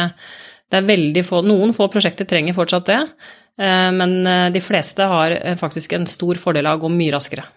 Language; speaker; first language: Norwegian; native; Norwegian